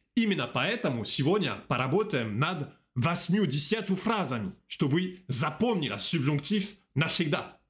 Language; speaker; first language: Russian; non-native, fluent; French